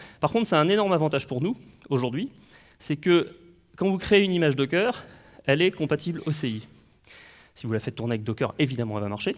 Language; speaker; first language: French; native; French